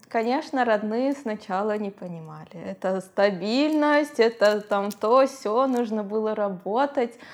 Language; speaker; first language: Russian; native; Russian